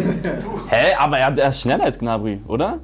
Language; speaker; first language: German; native; German